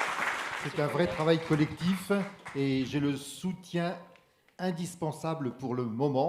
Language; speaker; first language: French; native; French